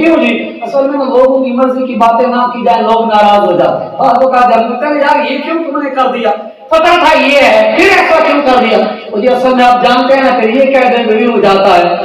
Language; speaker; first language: Urdu; non-native, local second language; Punjabi